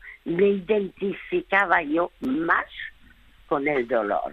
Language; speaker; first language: Spanish; early bilingual, other home language; French